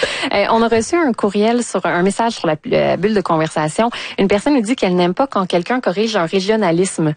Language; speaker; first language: French; native; French